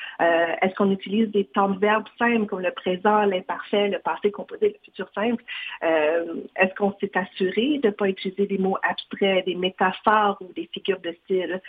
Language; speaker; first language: French; non-native, fluent; Vietnamese